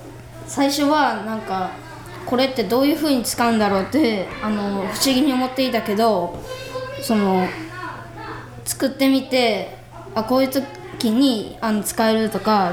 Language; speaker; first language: Japanese; native; Japanese